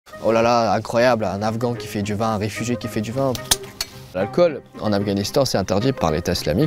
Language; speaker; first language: French; non-native, fluent; Persian